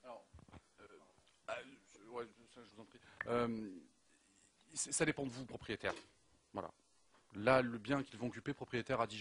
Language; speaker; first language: French; native; French